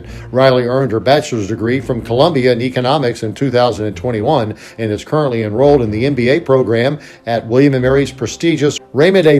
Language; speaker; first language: English; native; English